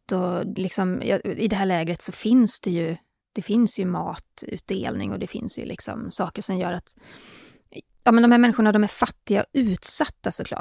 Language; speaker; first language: Swedish; native; Swedish